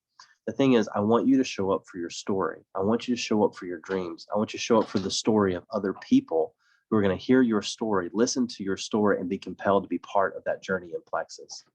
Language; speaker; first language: English; native; English